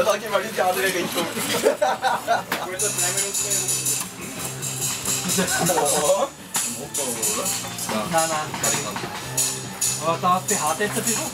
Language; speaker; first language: German; native; German